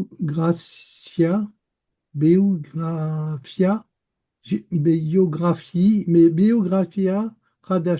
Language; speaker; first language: Hebrew; non-native, learner; French